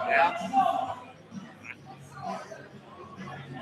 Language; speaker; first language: English; native; English